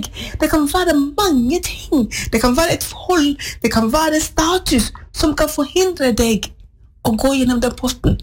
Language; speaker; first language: Norwegian; non-native, fluent; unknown